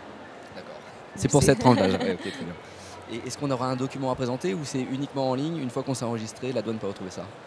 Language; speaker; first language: French; native; French